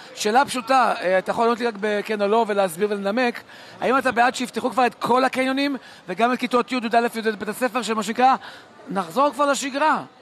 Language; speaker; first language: Hebrew; native; Hebrew